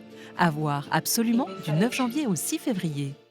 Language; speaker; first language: French; native; French